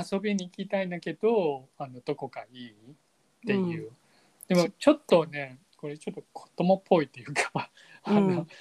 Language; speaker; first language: Japanese; non-native, fluent; Chinese